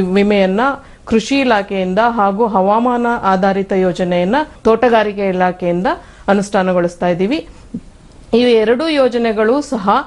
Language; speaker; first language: Kannada; native; Kannada